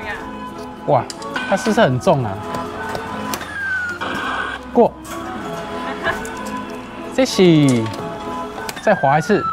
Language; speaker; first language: Chinese; native; Chinese